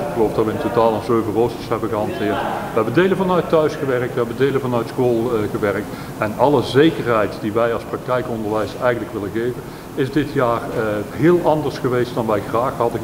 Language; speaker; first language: Dutch; native; Dutch